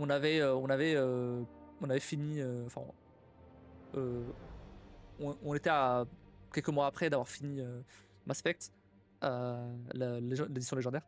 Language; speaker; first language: French; native; French